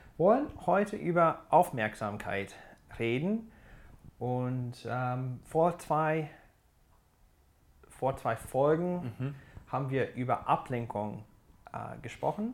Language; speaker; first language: German; non-native, fluent; English